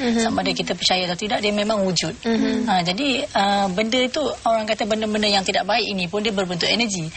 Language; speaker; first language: Malay; native; Malay